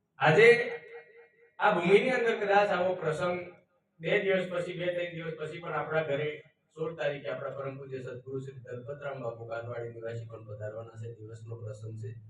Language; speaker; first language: Gujarati; native; Gujarati